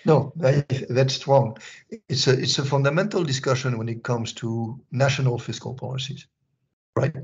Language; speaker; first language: English; non-native, fluent; French